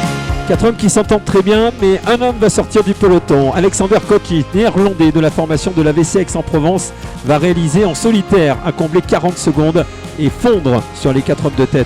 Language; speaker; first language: French; native; French